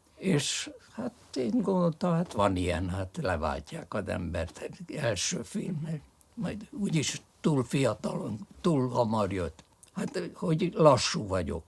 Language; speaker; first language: Hungarian; early bilingual, other home language; French